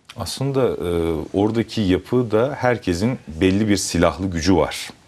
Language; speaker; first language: Turkish; native; Turkish